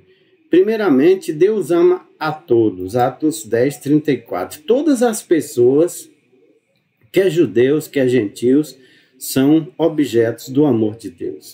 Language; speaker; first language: Portuguese; native; Portuguese